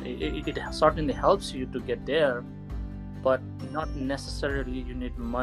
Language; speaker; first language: English; non-native, local second language; Nepali